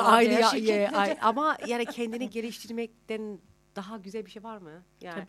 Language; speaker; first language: Turkish; early bilingual, heritage; Turkish